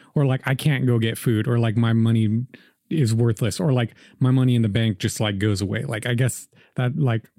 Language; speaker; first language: English; native; English